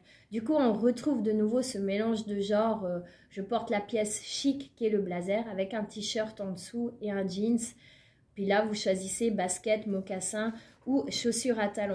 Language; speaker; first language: French; native; French